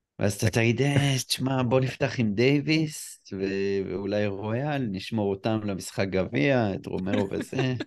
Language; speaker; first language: Hebrew; native; Hebrew